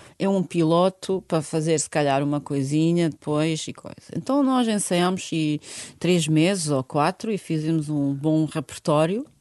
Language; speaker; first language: Portuguese; non-native, fluent; Bosnian